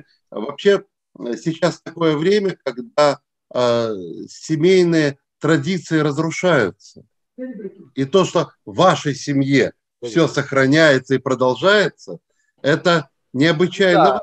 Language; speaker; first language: Russian; native; Russian